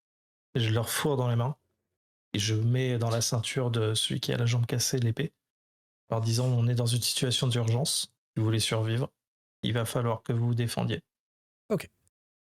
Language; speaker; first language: French; native; French